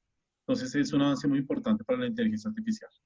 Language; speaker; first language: Spanish; native; Spanish